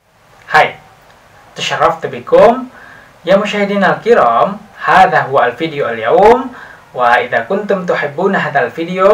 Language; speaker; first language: Arabic; non-native, learner; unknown